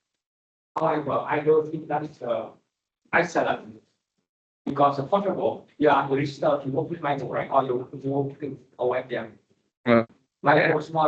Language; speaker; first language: English; non-native, learner; Vietnamese